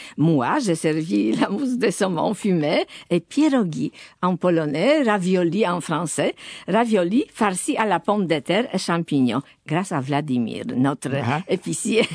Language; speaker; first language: French; non-native, fluent; Polish